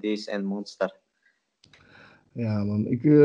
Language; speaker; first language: Dutch; non-native, learner; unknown